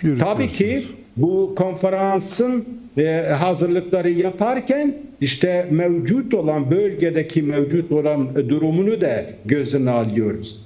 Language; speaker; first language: Turkish; non-native, local second language; Kurdish